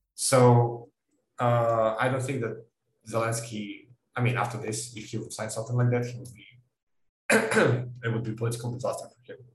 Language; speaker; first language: English; non-native, fluent; Ukrainian